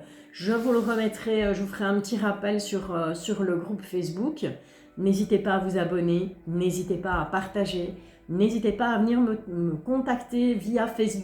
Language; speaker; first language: French; native; French